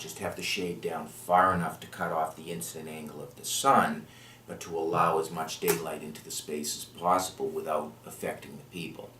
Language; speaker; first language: English; native; English